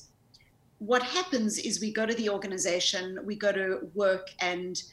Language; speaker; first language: English; native; English